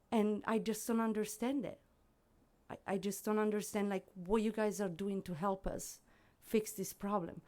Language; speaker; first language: English; non-native, fluent; Italian